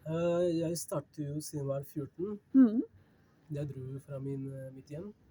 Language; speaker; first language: Norwegian; non-native, fluent; Spanish